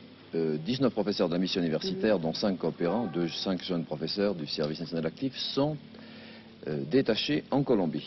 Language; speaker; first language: French; native; French